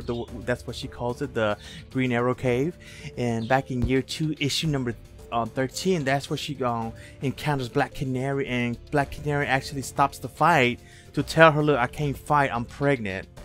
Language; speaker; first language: English; native; English